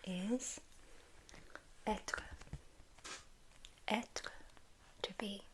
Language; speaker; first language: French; non-native, learner; English